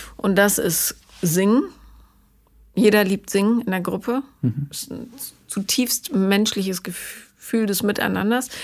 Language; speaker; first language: German; native; German